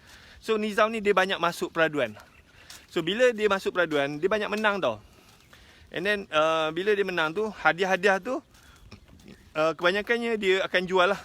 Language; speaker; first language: Malay; native; Malay